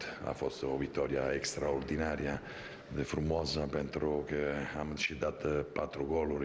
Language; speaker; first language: Romanian; non-native, fluent; Italian